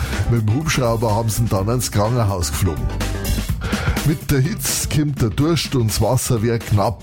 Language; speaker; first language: German; native; German